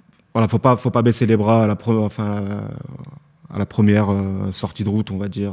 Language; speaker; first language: French; native; French